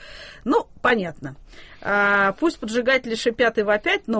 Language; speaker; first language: Russian; native; Russian